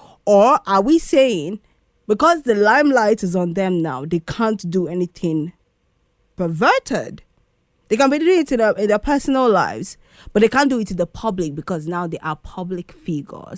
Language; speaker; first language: English; non-native, local second language; Igbo